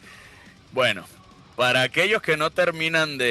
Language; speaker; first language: Spanish; native; Spanish